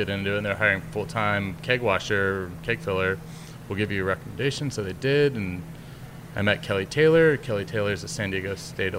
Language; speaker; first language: English; native; English